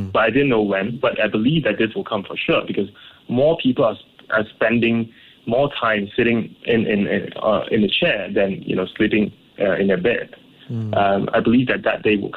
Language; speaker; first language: English; non-native, local second language; Cantonese